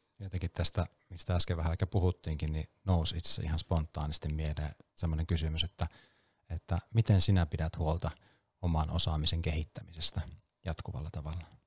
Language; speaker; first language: Finnish; native; Finnish